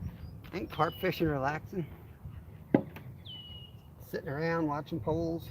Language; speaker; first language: English; native; English